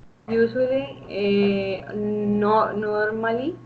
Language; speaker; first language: English; non-native, learner; Spanish